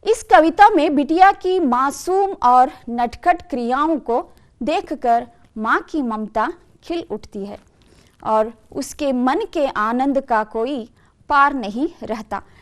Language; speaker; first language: Hindi; non-native, local second language; Kannada